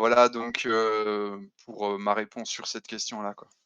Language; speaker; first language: French; native; French